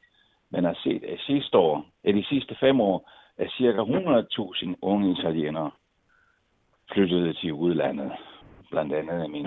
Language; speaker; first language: Danish; non-native, fluent; Italian